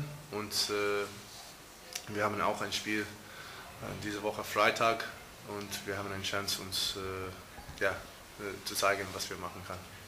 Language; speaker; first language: German; non-native, fluent; English